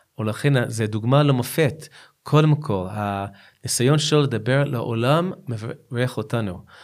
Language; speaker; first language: Hebrew; non-native, fluent; English